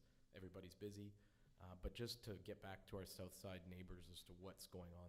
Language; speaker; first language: English; native; English